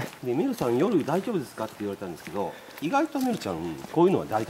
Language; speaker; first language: Japanese; native; Japanese